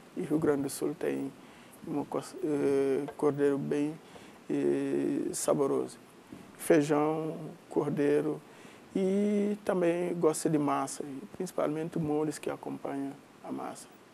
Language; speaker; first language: Portuguese; non-native, fluent; Wolof